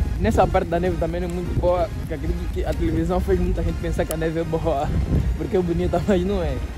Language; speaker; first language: Portuguese; native; Portuguese